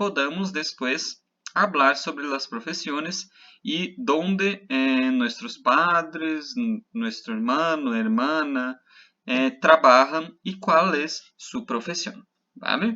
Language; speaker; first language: Spanish; non-native, fluent; Portuguese